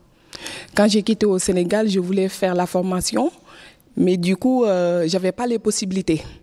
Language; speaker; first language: French; non-native, fluent; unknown